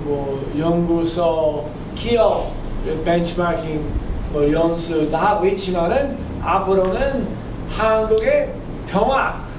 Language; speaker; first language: Korean; non-native, fluent; English